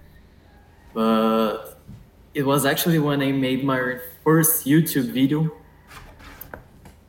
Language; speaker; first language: English; non-native, fluent; Portuguese